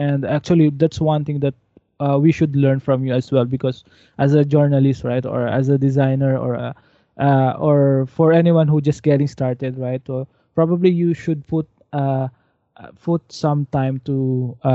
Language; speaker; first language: English; non-native, local second language; Filipino